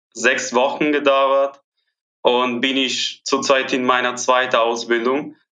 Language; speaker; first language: German; non-native, fluent; Italian